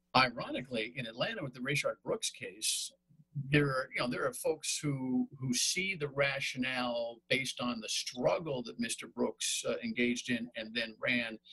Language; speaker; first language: English; native; English